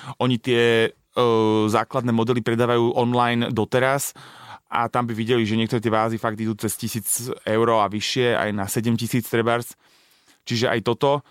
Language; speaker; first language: Slovak; native; Slovak